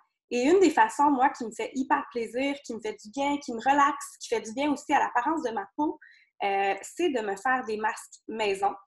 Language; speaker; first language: French; native; French